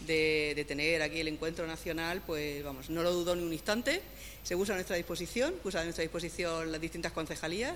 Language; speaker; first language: Spanish; native; Spanish